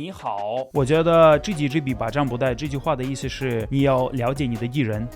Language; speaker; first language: Chinese; non-native, fluent; Russian